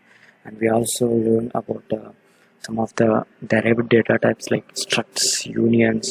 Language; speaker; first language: English; non-native, local second language; Telugu